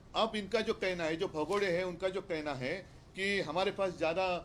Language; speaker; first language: Hindi; non-native, local second language; Marathi